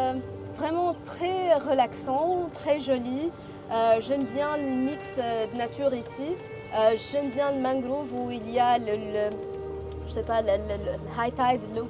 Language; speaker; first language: French; non-native, learner; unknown